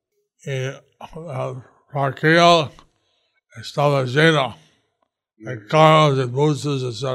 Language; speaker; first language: Spanish; non-native, learner; English